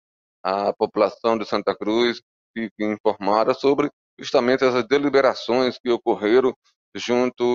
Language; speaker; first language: Portuguese; native; Portuguese